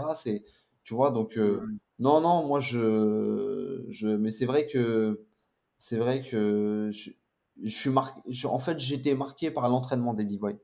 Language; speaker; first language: French; native; French